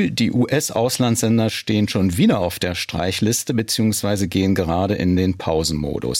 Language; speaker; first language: German; native; German